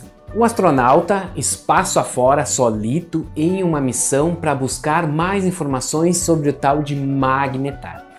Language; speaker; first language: Portuguese; native; Portuguese